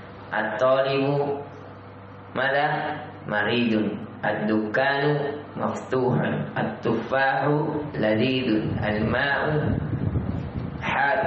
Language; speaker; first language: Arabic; non-native, fluent; Indonesian